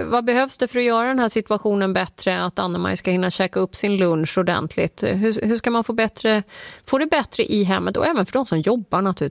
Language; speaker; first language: Swedish; native; Swedish